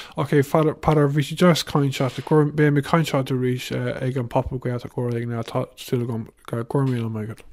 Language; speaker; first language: Irish; non-native, local second language; English